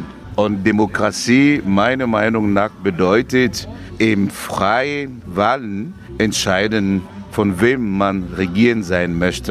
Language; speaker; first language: German; non-native, fluent; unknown